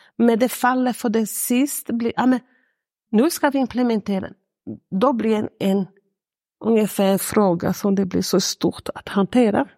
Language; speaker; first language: Swedish; non-native, fluent; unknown